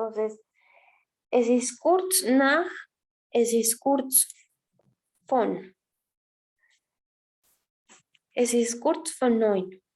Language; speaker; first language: German; non-native, fluent; Spanish